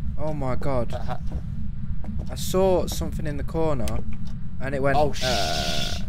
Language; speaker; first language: English; native; English